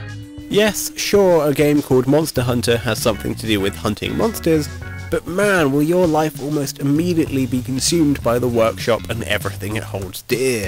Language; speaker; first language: English; native; English